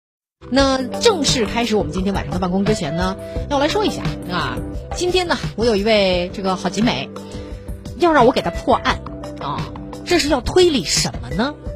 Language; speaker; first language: Chinese; native; Chinese